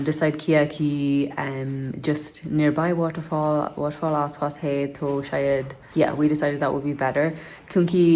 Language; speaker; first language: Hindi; non-native, learner; English